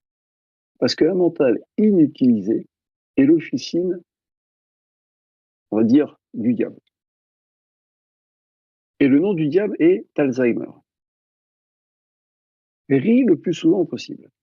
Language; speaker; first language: French; native; French